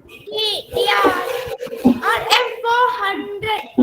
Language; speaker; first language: English; non-native, local second language; Tamil